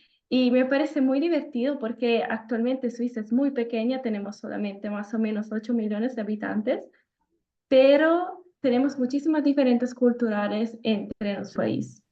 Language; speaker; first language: Spanish; non-native, fluent; Italian